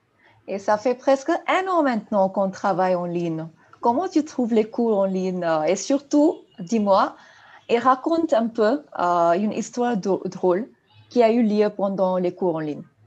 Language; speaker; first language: French; non-native, fluent; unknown